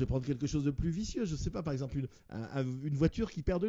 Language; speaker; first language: French; native; French